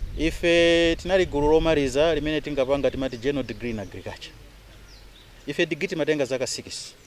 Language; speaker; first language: Nyanja; non-native, local second language; Tumbuka